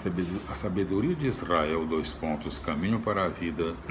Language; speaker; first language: Portuguese; native; Portuguese